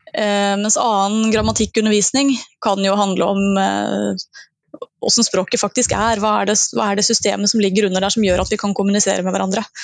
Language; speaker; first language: Norwegian; native; Norwegian